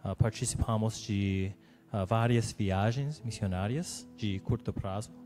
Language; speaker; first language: Portuguese; non-native, learner; English